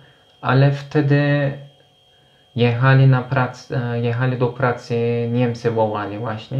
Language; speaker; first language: Polish; non-native, fluent; Turkish